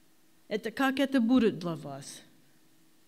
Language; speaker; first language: Russian; non-native, learner; English